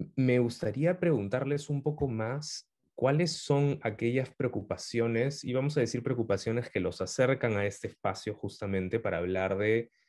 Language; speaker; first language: Spanish; native; Spanish